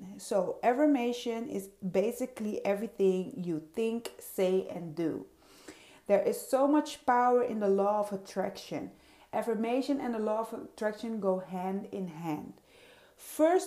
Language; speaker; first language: English; non-native, fluent; Dutch